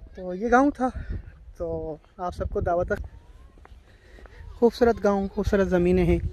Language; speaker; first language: Urdu; native; Urdu